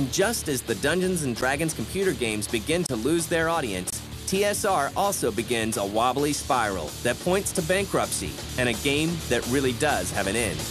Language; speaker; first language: English; native; English